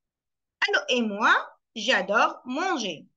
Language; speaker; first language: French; non-native, fluent; Arabic